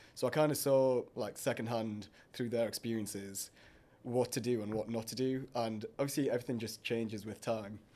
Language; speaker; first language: English; early bilingual, other home language; Hindi